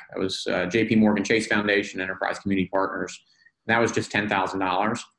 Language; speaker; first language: English; native; English